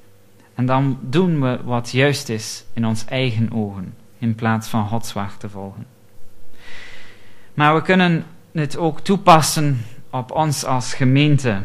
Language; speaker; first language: Dutch; non-native, fluent; English